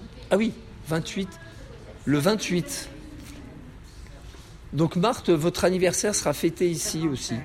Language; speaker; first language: French; native; French